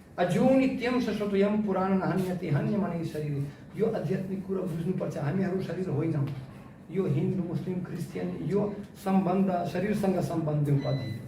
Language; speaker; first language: Nepali; non-native, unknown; Russian